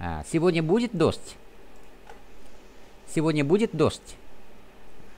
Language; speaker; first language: Russian; non-native, fluent; Vietnamese